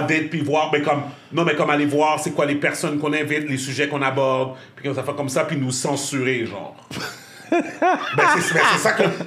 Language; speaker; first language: French; native; French